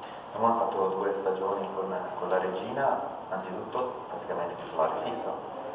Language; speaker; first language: Italian; native; Italian